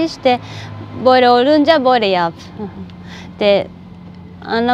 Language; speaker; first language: Turkish; non-native, learner; Japanese